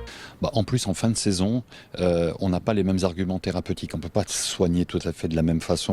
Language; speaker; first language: French; native; French